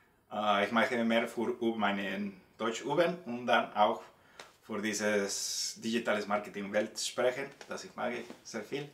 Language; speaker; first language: German; non-native, learner; Spanish